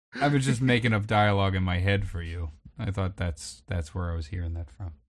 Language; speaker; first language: English; native; English